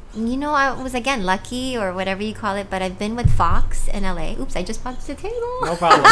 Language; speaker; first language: English; early bilingual, other home language; Cebuano